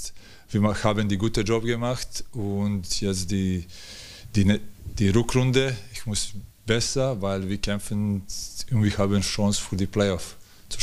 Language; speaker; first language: German; non-native, learner; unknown